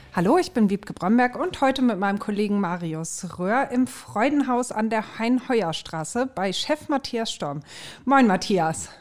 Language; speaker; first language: German; native; German